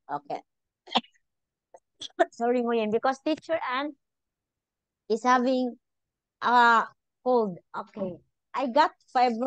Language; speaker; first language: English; non-native, local second language; Filipino